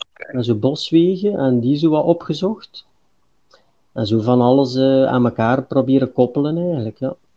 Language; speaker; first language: Dutch; native; Dutch